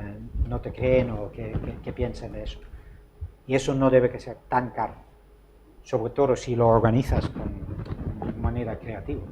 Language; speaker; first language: Spanish; non-native, fluent; Dutch